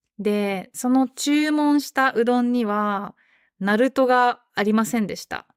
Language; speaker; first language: Japanese; native; Japanese